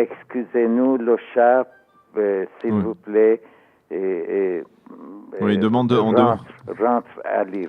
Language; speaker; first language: French; non-native, learner; Persian